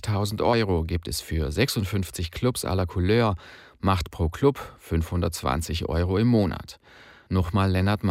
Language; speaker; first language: German; native; German